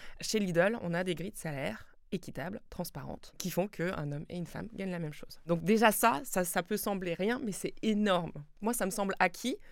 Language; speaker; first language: French; non-native, local second language; Swiss German